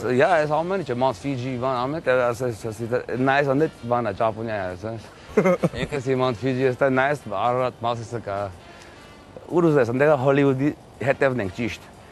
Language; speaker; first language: Armenian; early bilingual, heritage; Armenian